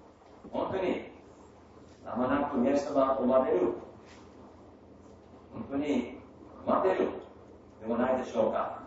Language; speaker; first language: Japanese; non-native, fluent; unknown